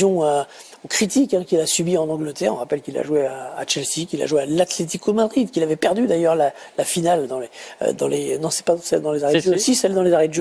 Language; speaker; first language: French; native; French